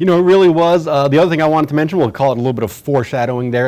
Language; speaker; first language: English; native; English